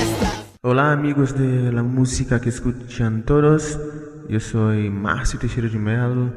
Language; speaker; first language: Spanish; non-native, fluent; Portuguese